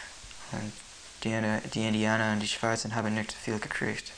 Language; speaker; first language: German; non-native, learner; English